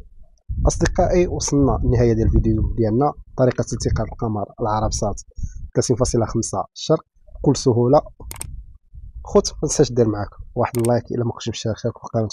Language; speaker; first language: Arabic; native; Arabic